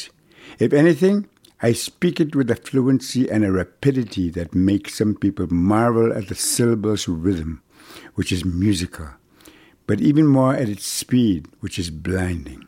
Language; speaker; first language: English; non-native, fluent; Cree